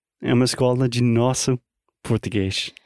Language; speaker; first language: Portuguese; non-native, fluent; English